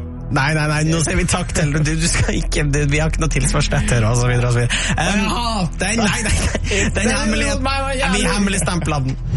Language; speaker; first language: Norwegian; native; Norwegian